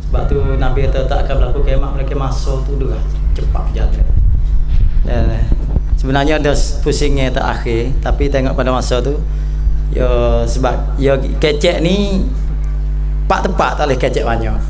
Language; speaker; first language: Malay; native; Malay